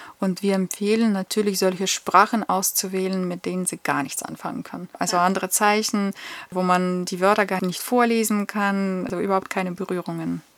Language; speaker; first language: German; non-native, fluent; Russian